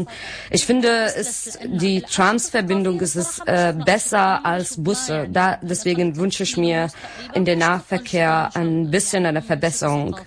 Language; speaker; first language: German; non-native, learner; Arabic